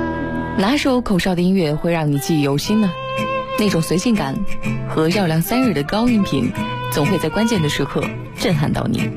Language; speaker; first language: Chinese; native; Chinese